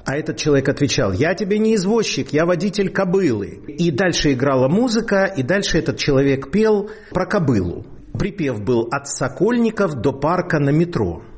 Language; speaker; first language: Russian; native; Russian